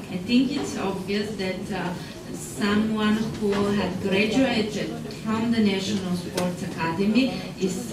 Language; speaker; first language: English; non-native, fluent; Bulgarian